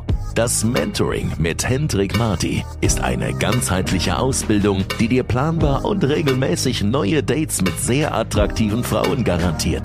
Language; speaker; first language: German; native; German